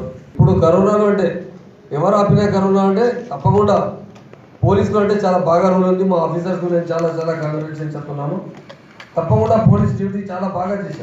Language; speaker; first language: Telugu; non-native, local second language; Urdu